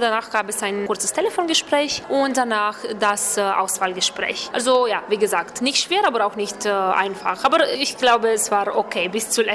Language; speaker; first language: German; non-native, fluent; Romanian